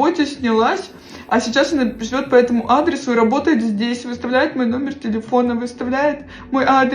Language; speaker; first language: Russian; native; Russian